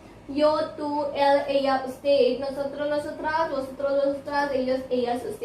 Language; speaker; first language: Spanish; non-native, fluent; Hindi